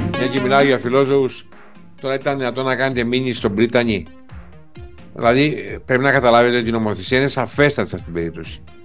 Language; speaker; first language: Greek; native; Greek